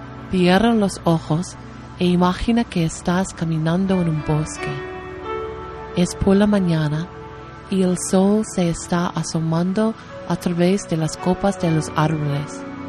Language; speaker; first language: Spanish; non-native, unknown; English